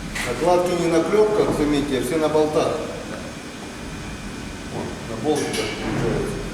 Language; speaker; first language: Russian; native; Russian